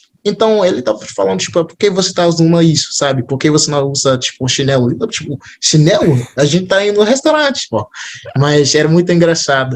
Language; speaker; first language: Portuguese; non-native, fluent; English